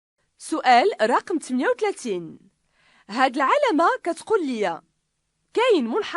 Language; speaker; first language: Arabic; native; Arabic